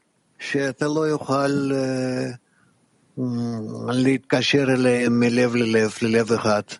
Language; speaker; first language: Hebrew; non-native, fluent; Russian